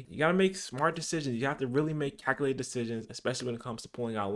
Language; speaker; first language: English; native; English